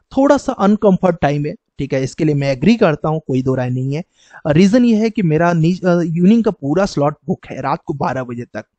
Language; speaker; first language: Hindi; native; Hindi